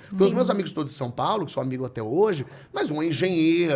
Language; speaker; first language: Portuguese; native; Portuguese